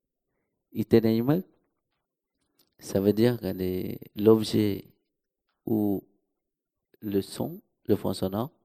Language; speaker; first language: French; non-native, local second language; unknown